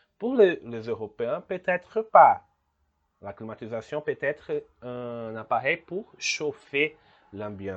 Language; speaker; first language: French; non-native, fluent; Portuguese